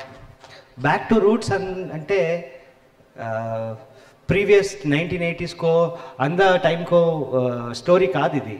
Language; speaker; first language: Telugu; non-native, learner; Kannada